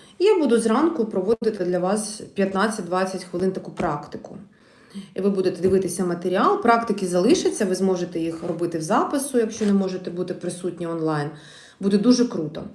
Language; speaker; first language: Ukrainian; non-native, local second language; Russian